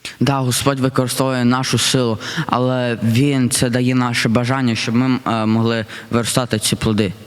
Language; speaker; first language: Ukrainian; early bilingual, heritage; Ukrainian